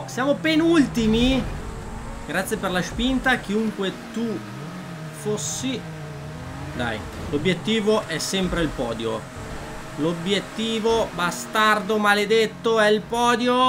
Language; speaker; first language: Italian; native; Italian